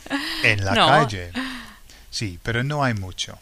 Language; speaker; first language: Spanish; non-native, fluent; English